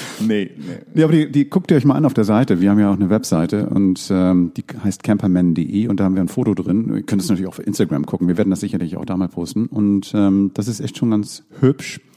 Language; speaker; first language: German; native; German